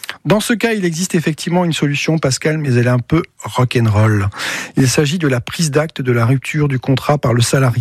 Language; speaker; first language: French; native; French